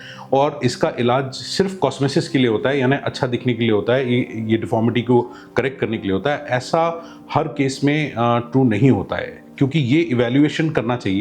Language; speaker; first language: Hindi; native; Hindi